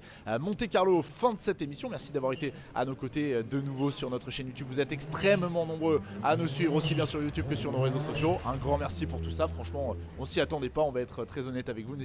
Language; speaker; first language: French; native; French